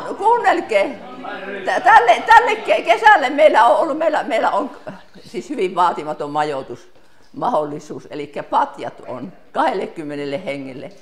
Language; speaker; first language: Finnish; native; Finnish